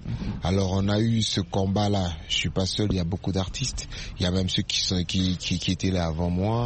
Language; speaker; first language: French; non-native, local second language; Swahili